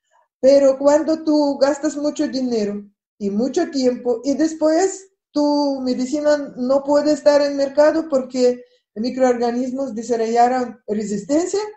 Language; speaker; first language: Spanish; non-native, fluent; Russian